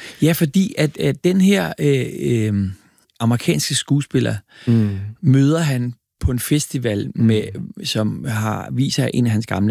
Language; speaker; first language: Danish; native; Danish